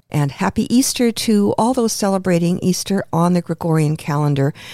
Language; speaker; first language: English; early bilingual, other home language; Ukrainian